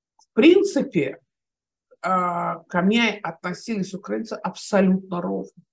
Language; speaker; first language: Russian; native; Russian